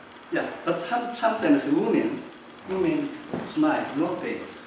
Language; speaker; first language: English; non-native, learner; Japanese